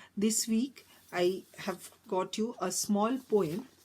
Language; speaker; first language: English; non-native, local second language; Bangla